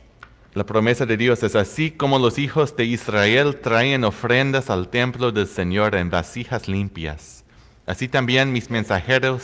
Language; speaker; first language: Spanish; non-native, fluent; English